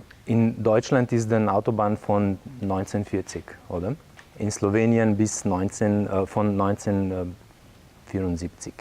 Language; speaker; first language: German; non-native, learner; Slovenian